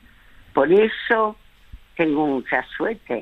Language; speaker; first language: Spanish; early bilingual, other home language; French